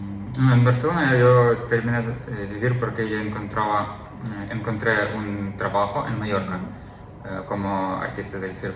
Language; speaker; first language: Spanish; non-native, learner; Ukrainian